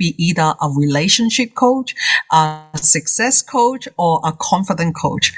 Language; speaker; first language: English; non-native, local second language; Cantonese